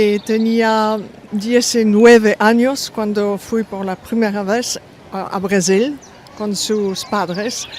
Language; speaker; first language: Spanish; non-native, fluent; French